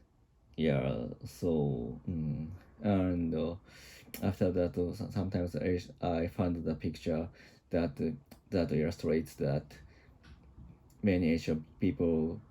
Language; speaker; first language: English; non-native, learner; Japanese